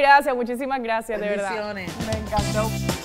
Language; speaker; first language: Spanish; native; Spanish